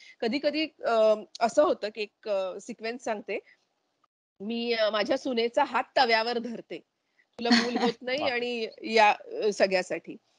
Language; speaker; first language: Marathi; native; Marathi